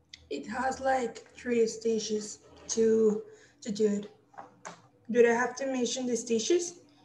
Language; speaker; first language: English; non-native, learner; Spanish